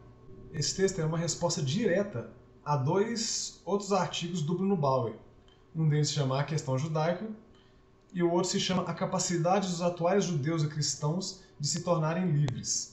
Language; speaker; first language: Portuguese; native; Portuguese